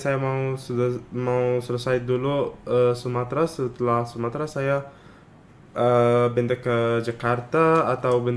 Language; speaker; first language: Indonesian; non-native, fluent; Arabic